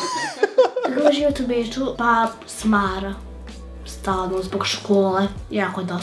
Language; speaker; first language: Serbian; early bilingual, heritage; Serbian